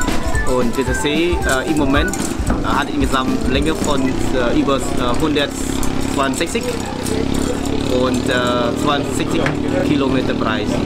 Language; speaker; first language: German; non-native, learner; Khmer